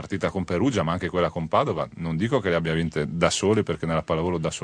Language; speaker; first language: Italian; native; Italian